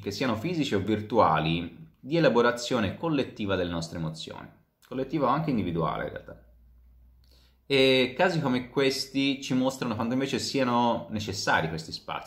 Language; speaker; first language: Italian; native; Italian